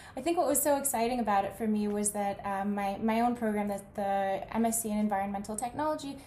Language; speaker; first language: English; native; English